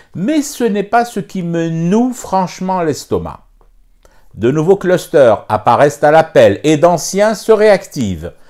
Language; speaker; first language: French; non-native, local second language; Arabic